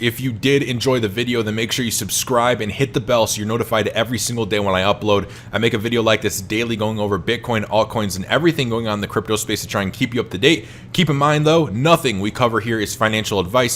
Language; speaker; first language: English; native; English